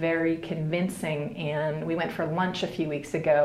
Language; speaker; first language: English; native; English